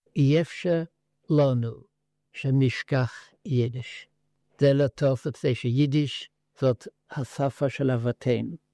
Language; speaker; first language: Hebrew; non-native, learner; Yiddish